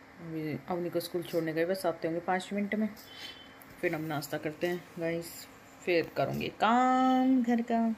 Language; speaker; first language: Hindi; native; Hindi